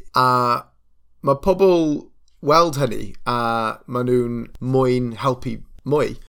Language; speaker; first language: Welsh; non-native, local second language; English